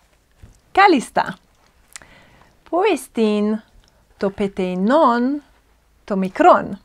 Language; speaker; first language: Greek; non-native, fluent; English